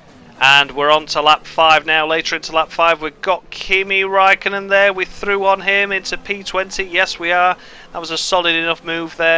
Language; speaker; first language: English; native; English